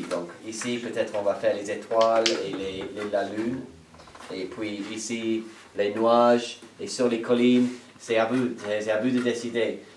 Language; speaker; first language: French; non-native, fluent; English